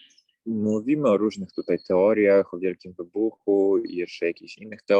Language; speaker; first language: Polish; native; Polish